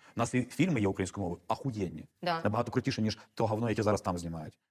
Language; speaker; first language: Ukrainian; non-native, local second language; Russian